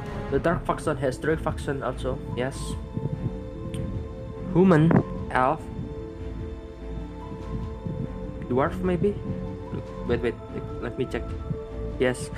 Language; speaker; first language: English; non-native, learner; Indonesian